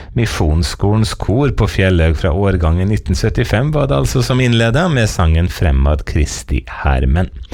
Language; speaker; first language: Norwegian; native; Norwegian